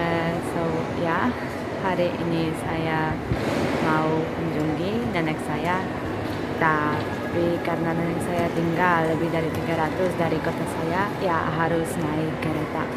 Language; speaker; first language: Indonesian; non-native, fluent; Polish